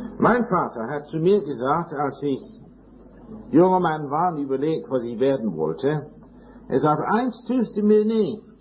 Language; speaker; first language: German; non-native, fluent; English